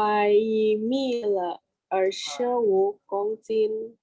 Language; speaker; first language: Chinese; non-native, learner; Indonesian